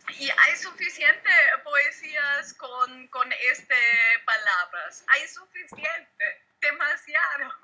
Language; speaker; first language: Spanish; non-native, learner; German